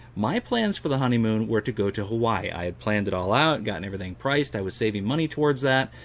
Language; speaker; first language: English; native; English